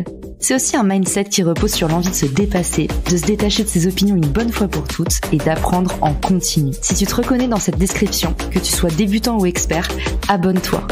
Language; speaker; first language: French; native; French